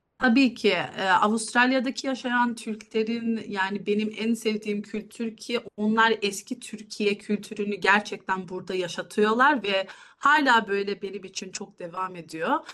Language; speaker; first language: Turkish; early bilingual, heritage; Turkish